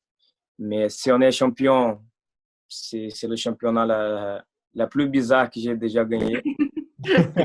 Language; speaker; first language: French; non-native, fluent; Portuguese